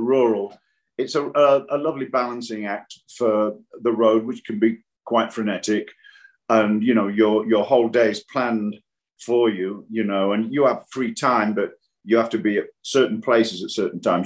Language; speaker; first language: English; native; English